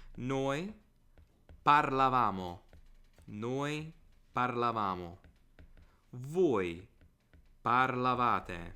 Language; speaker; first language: Italian; non-native, fluent; English